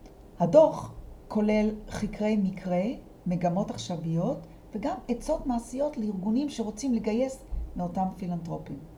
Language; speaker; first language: Hebrew; native; Hebrew